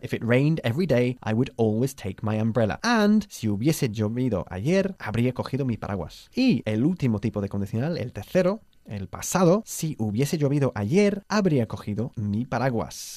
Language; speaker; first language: Spanish; non-native, fluent; English